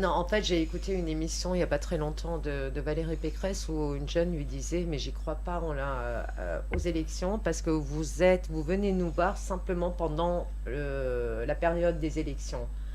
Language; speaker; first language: French; native; French